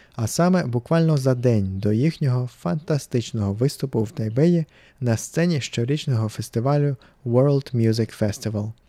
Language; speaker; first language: Ukrainian; native; Ukrainian